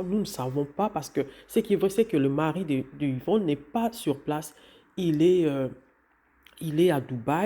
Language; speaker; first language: French; non-native, local second language; Lingala